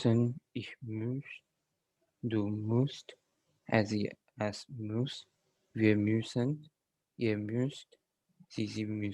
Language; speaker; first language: German; non-native, learner; Indonesian